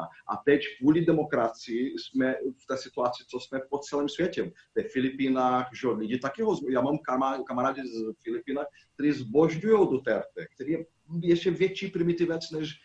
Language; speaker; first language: Czech; non-native, fluent; Portuguese